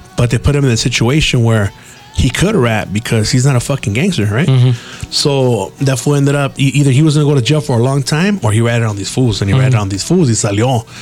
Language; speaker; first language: English; early bilingual, other home language; Spanish